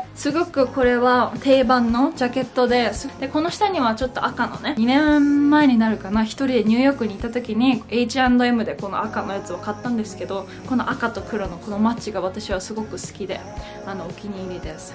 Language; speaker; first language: Japanese; native; Japanese